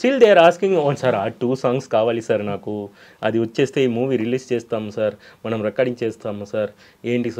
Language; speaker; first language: Telugu; non-native, local second language; Tamil